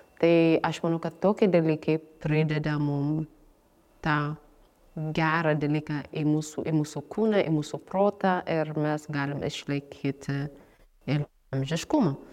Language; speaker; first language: Lithuanian; non-native, fluent; Amharic